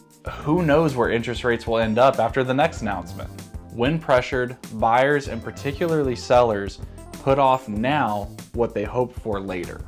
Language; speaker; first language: English; native; English